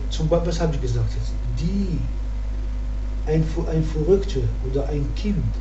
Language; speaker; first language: German; non-native, fluent; Arabic